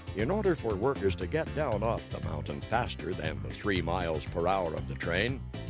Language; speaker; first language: English; native; English